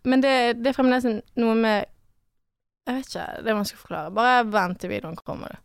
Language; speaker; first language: Norwegian; early bilingual, other home language; French